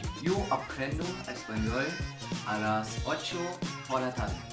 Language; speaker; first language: Spanish; non-native, learner; German